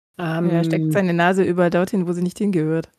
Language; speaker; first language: German; native; German